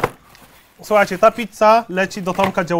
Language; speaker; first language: Polish; native; Polish